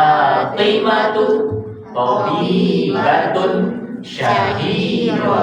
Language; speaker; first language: Arabic; non-native, fluent; Indonesian